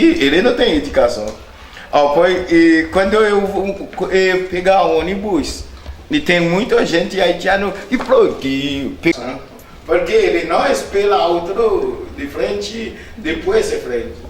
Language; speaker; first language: Portuguese; non-native, learner; Haitian Creole